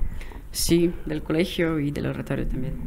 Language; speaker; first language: Spanish; non-native, learner; Russian